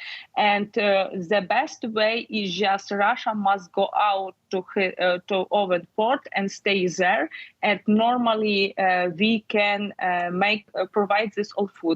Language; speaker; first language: English; non-native, learner; Ukrainian